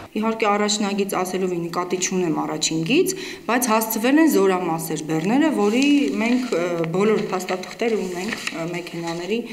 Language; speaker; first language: Armenian; native; Armenian